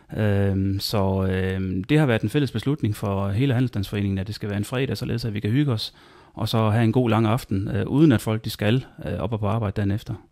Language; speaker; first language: Danish; native; Danish